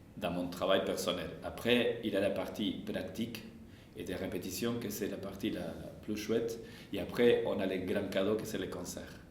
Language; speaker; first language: French; non-native, fluent; Spanish